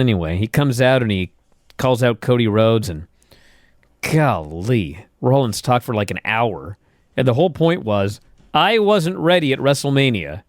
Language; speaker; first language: English; native; English